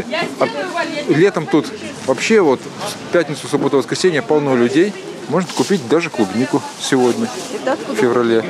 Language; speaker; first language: Russian; native; Russian